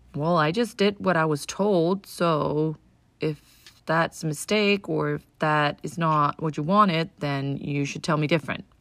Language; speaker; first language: English; non-native, fluent; Danish